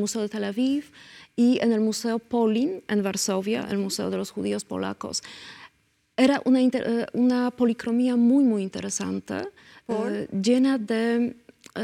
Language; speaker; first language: Spanish; non-native, fluent; Polish